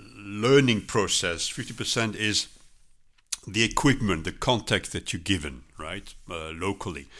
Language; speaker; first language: English; non-native, fluent; French